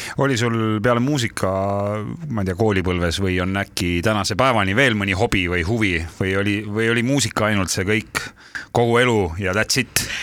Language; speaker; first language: Estonian; native; Estonian